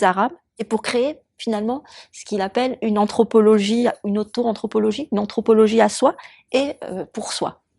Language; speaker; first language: French; native; French